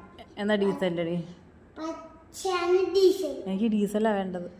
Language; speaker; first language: Malayalam; native; Malayalam